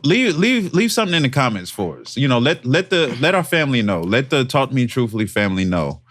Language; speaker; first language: English; native; English